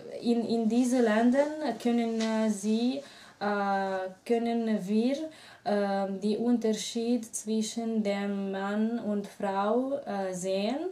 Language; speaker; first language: German; non-native, learner; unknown